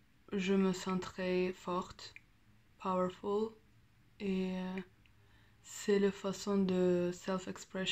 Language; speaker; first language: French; non-native, learner; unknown